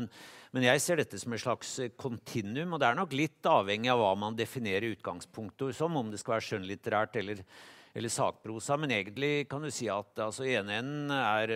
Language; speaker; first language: Norwegian; native; Norwegian